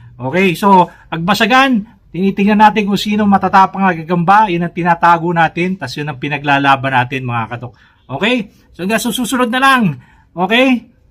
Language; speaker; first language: Filipino; native; Filipino